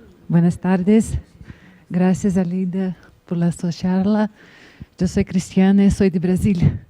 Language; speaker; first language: Spanish; non-native, learner; Portuguese